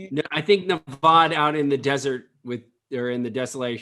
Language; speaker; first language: English; native; English